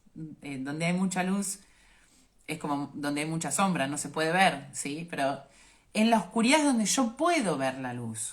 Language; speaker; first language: Spanish; native; Spanish